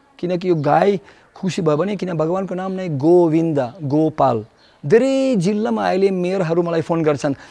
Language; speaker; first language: Nepali; non-native, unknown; Russian